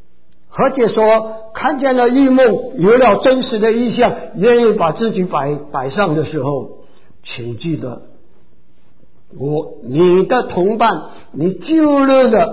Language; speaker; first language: Chinese; native; Chinese